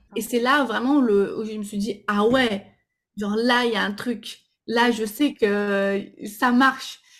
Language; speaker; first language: French; non-native, fluent; Portuguese